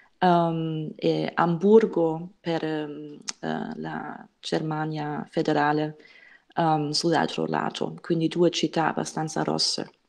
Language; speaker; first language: Italian; non-native, fluent; German